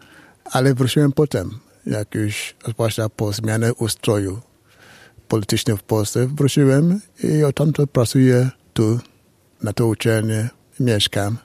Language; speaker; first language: Polish; non-native, fluent; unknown